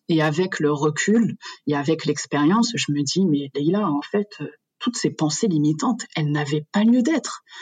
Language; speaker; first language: French; native; French